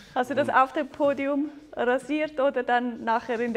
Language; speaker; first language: German; native; German